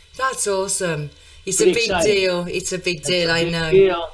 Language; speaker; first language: English; native; English